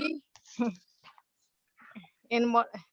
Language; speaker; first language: English; non-native, fluent; Burmese